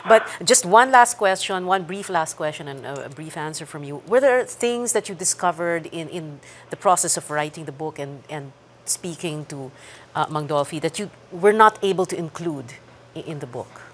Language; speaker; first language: English; non-native, local second language; Filipino